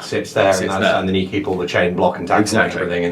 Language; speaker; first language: English; native; English